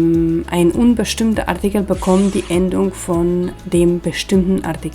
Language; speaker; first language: German; non-native, fluent; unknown